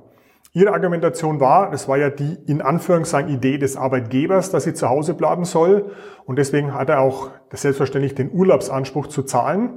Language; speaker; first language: German; native; German